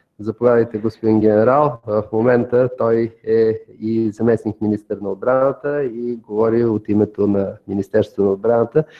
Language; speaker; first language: Bulgarian; native; Bulgarian